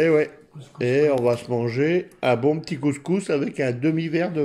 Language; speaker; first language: French; native; French